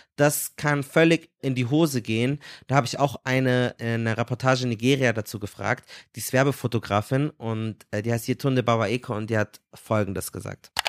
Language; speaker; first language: German; native; German